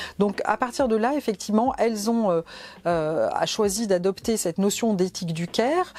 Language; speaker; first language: French; native; French